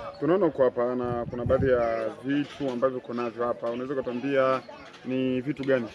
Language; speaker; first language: Swahili; native; Swahili